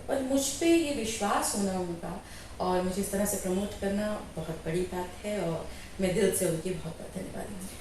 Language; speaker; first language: Hindi; native; Hindi